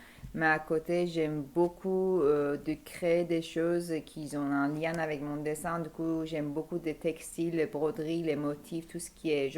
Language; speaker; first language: French; non-native, fluent; Persian